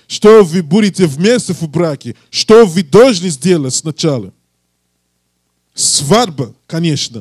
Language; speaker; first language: Russian; non-native, learner; English